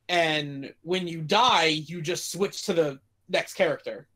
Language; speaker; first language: English; native; English